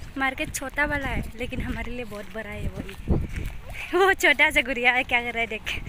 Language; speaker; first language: Hindi; non-native, local second language; Bodo